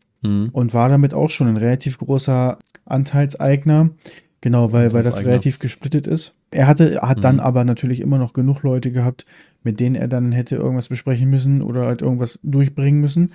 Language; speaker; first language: German; native; German